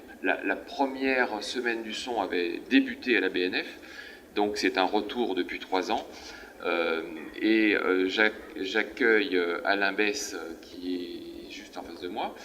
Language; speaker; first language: French; native; French